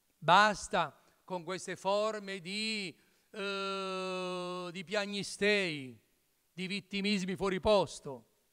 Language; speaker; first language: Italian; native; Italian